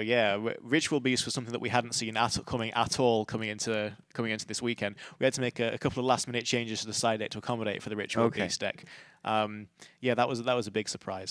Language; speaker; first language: English; native; English